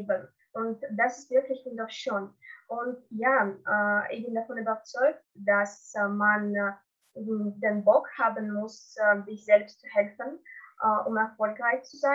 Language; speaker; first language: German; non-native, learner; Russian